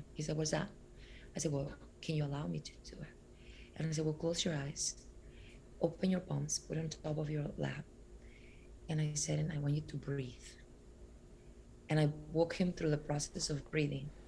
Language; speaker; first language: English; non-native, fluent; Spanish